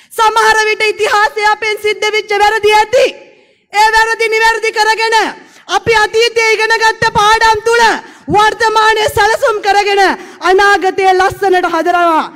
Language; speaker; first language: Sinhala; native; Sinhala